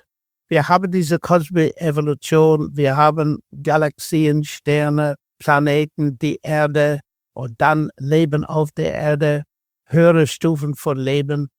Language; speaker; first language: German; non-native, fluent; English